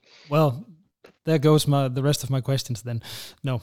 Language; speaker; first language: English; non-native, fluent; Danish